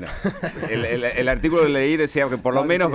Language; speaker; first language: Spanish; native; Spanish